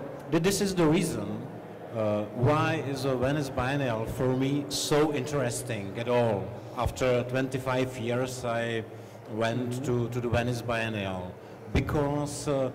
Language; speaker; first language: English; non-native, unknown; Czech